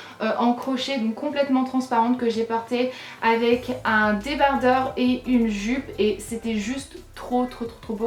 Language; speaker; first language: French; native; French